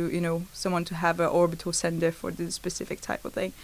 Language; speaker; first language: English; non-native, fluent; Portuguese